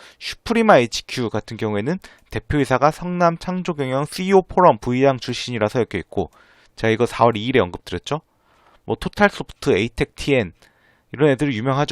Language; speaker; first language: Korean; native; Korean